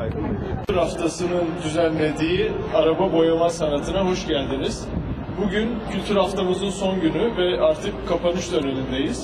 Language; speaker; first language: Turkish; native; Turkish